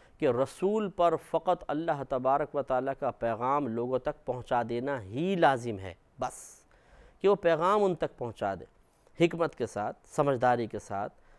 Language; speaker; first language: Urdu; native; Urdu